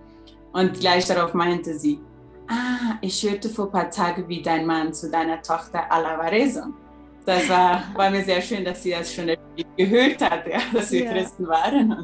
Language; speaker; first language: German; early bilingual, heritage; German